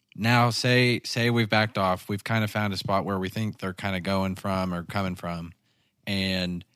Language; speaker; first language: English; native; English